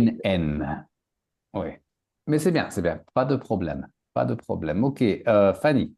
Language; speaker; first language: French; native; French